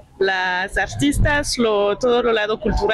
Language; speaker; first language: Spanish; non-native, learner; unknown